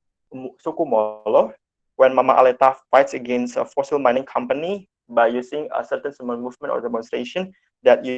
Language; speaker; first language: English; non-native, fluent; Indonesian